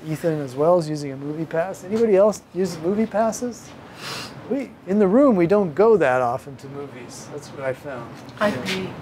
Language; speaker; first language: English; native; English